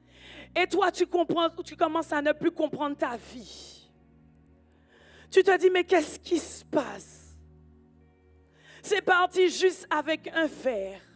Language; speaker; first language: French; native; French